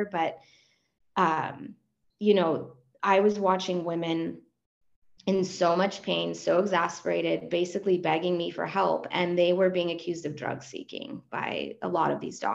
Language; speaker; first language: English; non-native, fluent; Spanish